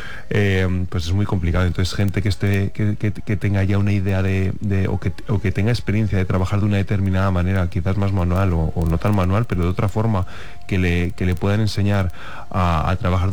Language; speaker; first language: Spanish; native; Spanish